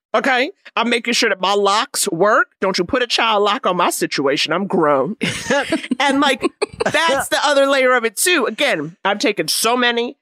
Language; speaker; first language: English; native; English